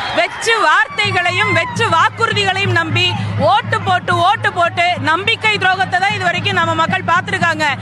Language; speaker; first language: Tamil; native; Tamil